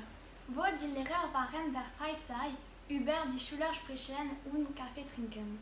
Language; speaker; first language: German; non-native, learner; French